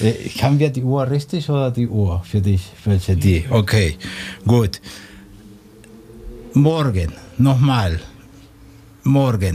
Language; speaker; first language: German; non-native, fluent; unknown